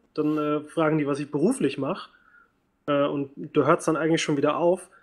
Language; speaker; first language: German; native; German